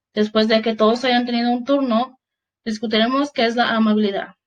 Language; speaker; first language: Spanish; early bilingual, heritage; Spanish